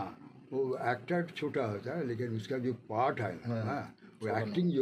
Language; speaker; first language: Hindi; non-native, local second language; Bangla